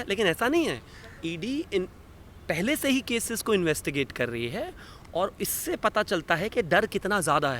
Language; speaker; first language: Hindi; native; Hindi